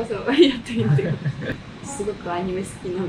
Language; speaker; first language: Japanese; non-native, fluent; Russian